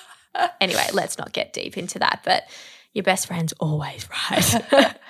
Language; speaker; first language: English; native; English